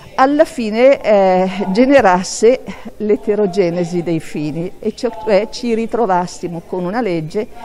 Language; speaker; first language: Italian; native; Italian